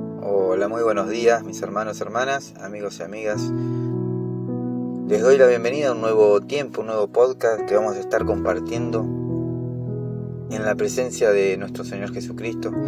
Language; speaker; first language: Spanish; native; Spanish